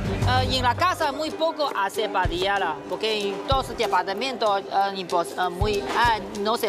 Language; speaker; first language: Spanish; non-native, learner; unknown